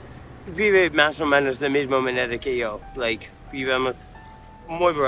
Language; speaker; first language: Spanish; non-native, learner; English